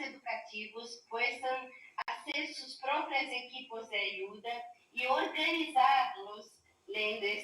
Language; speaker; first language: Spanish; non-native, learner; Portuguese